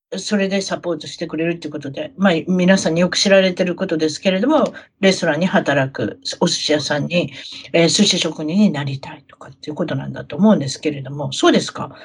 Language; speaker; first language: Japanese; native; Japanese